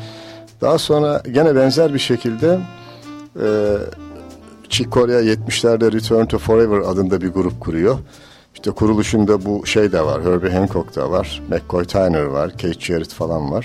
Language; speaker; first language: Turkish; native; Turkish